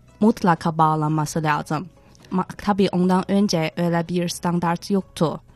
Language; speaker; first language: Turkish; non-native, fluent; Chinese